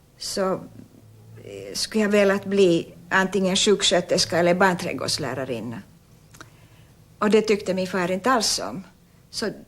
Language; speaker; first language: Swedish; non-native, local second language; Finnish